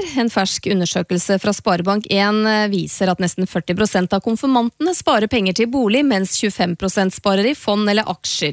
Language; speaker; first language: Norwegian; native; Norwegian